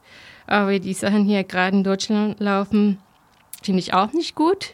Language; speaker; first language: German; non-native, fluent; Spanish